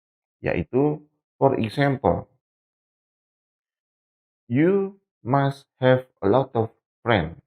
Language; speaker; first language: English; non-native, fluent; Indonesian